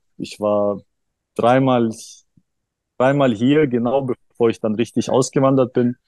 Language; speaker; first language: German; early bilingual, other home language; Russian